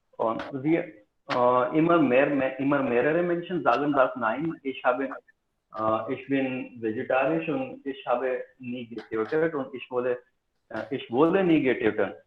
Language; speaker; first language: German; non-native, learner; Hindi